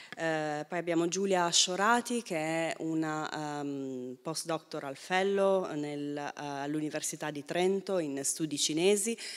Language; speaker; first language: Italian; native; Italian